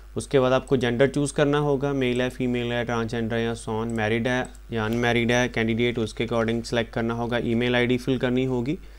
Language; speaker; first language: Hindi; non-native, local second language; Punjabi